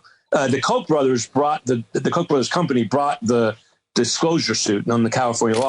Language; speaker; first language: English; native; English